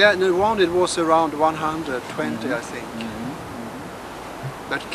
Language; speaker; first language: English; non-native, fluent; Swedish